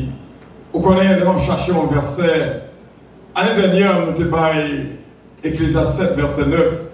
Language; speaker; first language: French; non-native, local second language; Haitian Creole